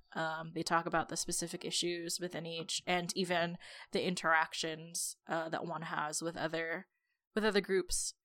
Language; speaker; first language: English; native; English